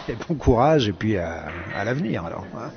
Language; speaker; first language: French; native; French